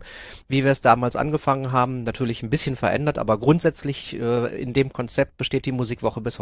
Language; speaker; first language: German; native; German